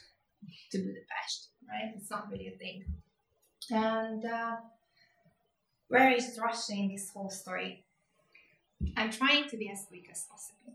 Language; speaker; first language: English; non-native, fluent; Hungarian